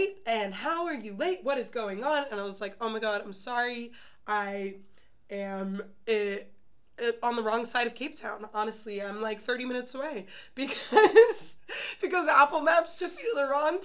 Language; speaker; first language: English; native; English